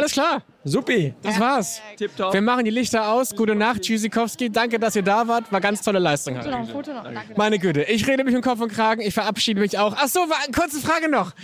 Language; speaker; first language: German; native; German